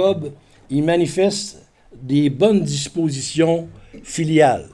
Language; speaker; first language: French; native; French